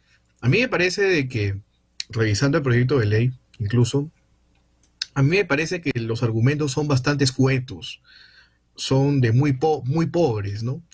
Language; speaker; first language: Spanish; native; Spanish